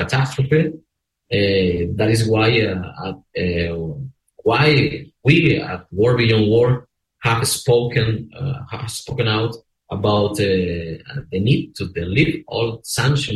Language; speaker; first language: English; non-native, learner; Spanish